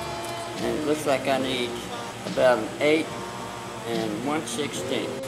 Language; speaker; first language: English; native; English